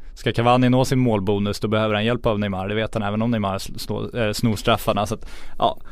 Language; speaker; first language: Swedish; native; Swedish